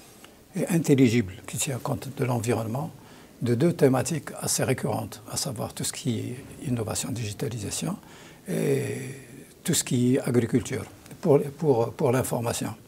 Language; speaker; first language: French; non-native, local second language; Arabic